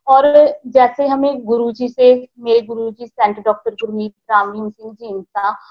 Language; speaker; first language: Hindi; native; Hindi